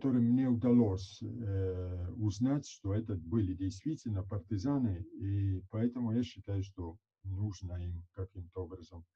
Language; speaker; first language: Russian; non-native, fluent; Italian